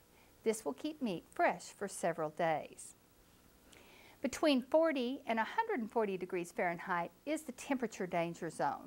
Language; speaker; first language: English; native; English